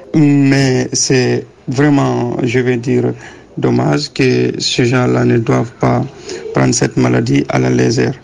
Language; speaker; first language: French; non-native, local second language; Wolof